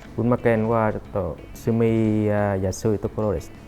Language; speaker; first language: Japanese; non-native, learner; Vietnamese